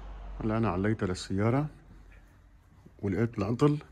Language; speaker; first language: Arabic; native; Arabic